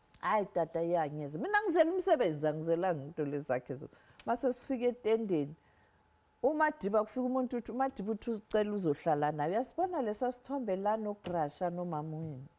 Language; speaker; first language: Zulu; non-native, local second language; Southern Sotho